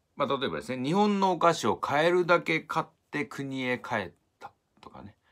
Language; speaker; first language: Japanese; native; Japanese